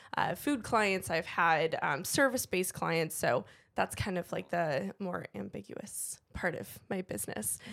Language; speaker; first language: English; native; English